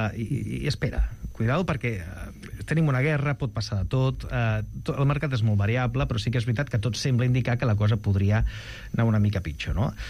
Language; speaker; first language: Catalan; non-native, local second language; Spanish